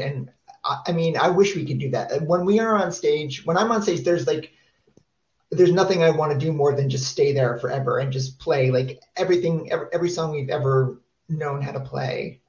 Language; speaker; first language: English; native; English